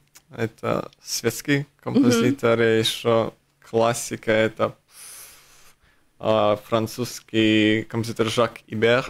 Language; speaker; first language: Russian; non-native, local second language; Latvian